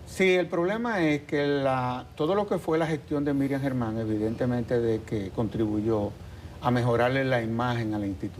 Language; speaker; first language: Spanish; native; Spanish